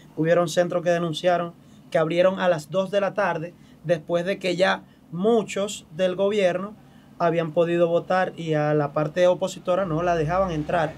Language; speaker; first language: Spanish; native; Spanish